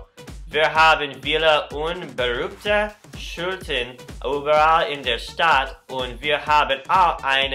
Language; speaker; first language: German; non-native, learner; English